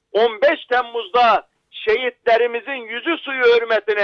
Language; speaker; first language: Turkish; native; Turkish